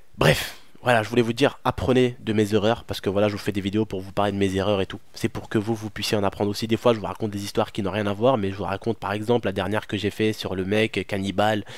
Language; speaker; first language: French; early bilingual, other home language; Arabic